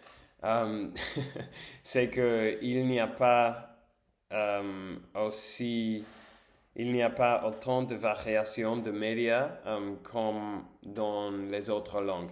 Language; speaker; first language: French; non-native, learner; English